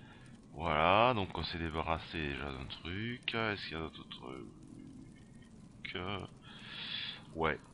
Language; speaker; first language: French; native; French